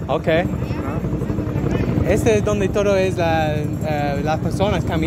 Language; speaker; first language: Spanish; non-native, learner; English